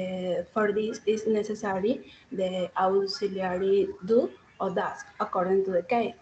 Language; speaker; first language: English; non-native, learner; Spanish